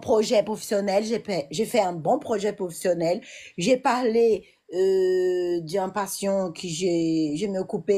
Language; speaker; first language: French; non-native, learner; Portuguese